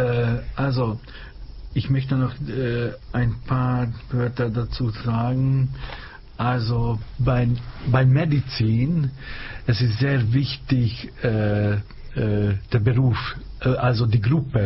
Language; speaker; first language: German; non-native, fluent; Hungarian